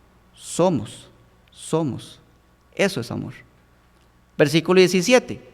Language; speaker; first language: Spanish; native; Spanish